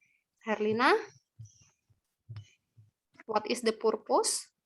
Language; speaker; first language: English; non-native, learner; Indonesian